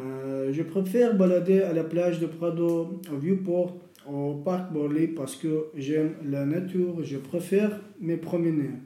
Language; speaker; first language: French; non-native, learner; Russian